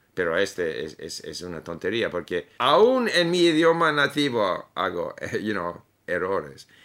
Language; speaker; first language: Spanish; non-native, fluent; English